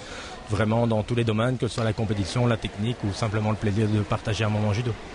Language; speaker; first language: French; native; French